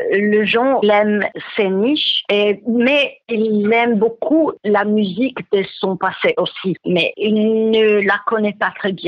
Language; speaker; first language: French; non-native, learner; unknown